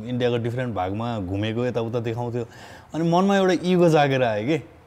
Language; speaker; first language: Nepali; native; Nepali